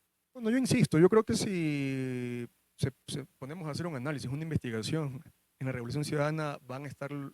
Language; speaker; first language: Spanish; native; Spanish